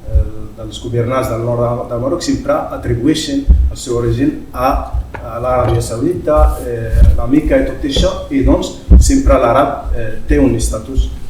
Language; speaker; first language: Catalan; non-native, fluent; Berber languages